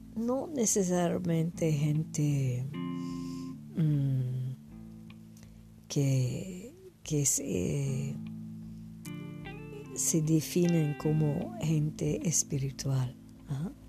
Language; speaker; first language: Spanish; non-native, fluent; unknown